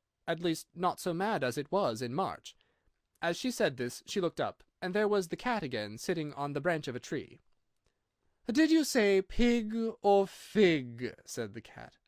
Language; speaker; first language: English; native; English